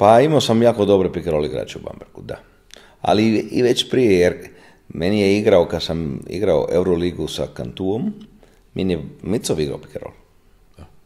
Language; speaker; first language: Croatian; non-native, fluent; Italian